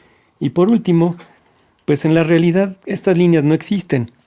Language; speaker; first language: Spanish; native; Spanish